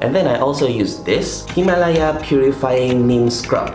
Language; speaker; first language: English; non-native, local second language; Malay